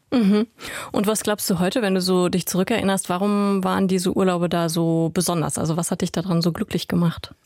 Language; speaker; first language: German; native; German